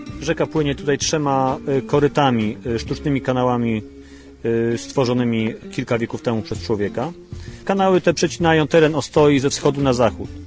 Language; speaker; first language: Polish; native; Polish